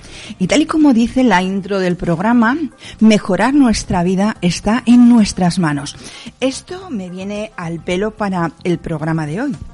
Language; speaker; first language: Spanish; native; Spanish